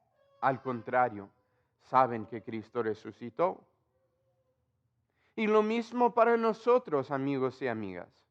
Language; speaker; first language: Spanish; non-native, fluent; English